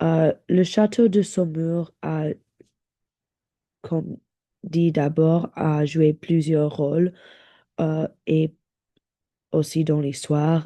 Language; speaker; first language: French; non-native, learner; English